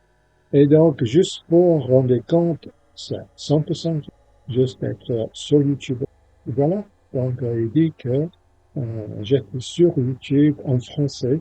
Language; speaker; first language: French; non-native, fluent; English